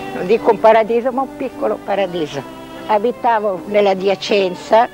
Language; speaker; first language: Italian; non-native, fluent; Hungarian